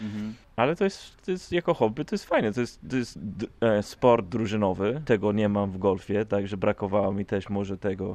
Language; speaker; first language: Polish; non-native, fluent; English